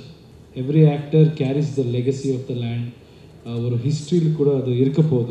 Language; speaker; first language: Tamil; non-native, learner; Kannada